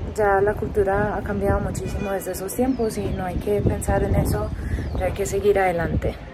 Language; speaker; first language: Spanish; early bilingual, heritage; Spanish